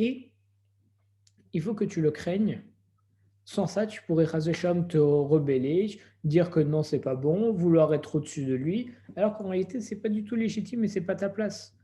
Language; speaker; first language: French; native; French